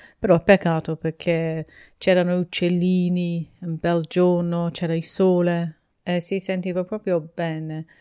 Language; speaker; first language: Italian; non-native, fluent; English